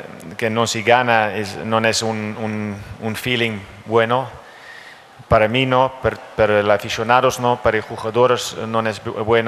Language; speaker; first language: Spanish; non-native, learner; Dutch